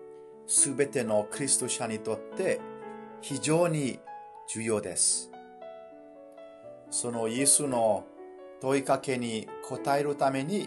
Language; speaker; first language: Japanese; non-native, fluent; Burmese